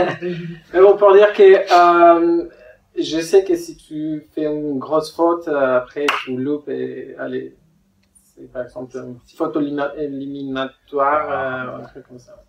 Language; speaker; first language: French; non-native, fluent; Spanish